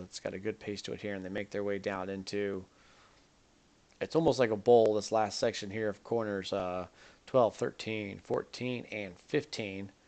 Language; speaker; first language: English; native; English